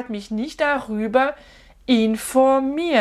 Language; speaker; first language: German; non-native, fluent; French